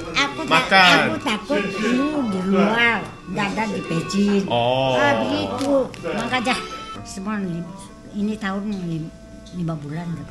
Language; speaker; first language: Indonesian; non-native, local second language; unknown